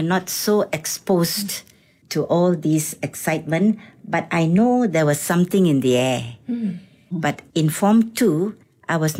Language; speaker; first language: English; non-native, local second language; Tamil